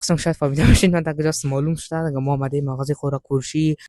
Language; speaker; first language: Persian; native; Persian